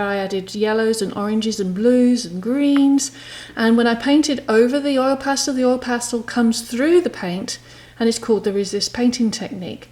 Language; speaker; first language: English; native; English